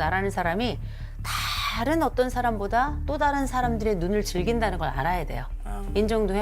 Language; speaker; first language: Korean; native; Korean